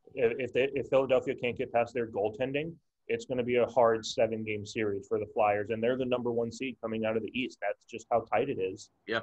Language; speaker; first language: English; native; English